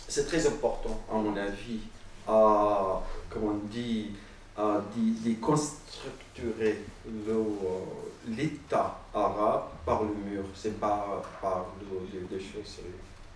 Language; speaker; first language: French; non-native, learner; Arabic